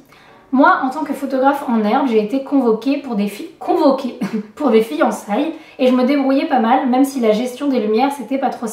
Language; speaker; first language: French; native; French